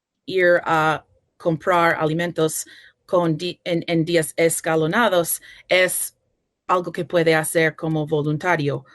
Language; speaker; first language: Spanish; non-native, fluent; English